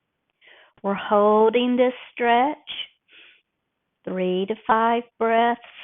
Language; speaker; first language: English; native; English